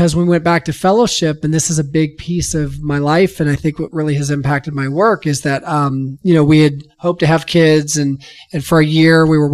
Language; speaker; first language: English; native; English